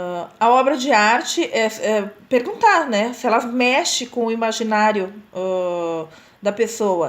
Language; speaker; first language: Portuguese; native; Portuguese